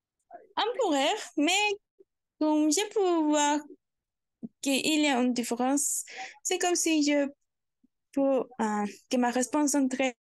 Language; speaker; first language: French; non-native, learner; Spanish